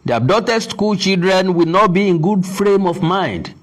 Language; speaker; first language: English; non-native, local second language; Yoruba